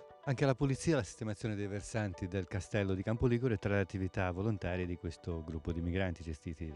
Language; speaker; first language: Italian; native; Italian